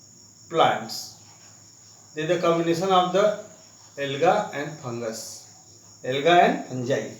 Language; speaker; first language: English; non-native, local second language; Hindi